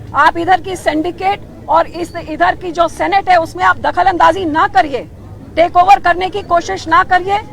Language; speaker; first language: Hindi; non-native, local second language; Punjabi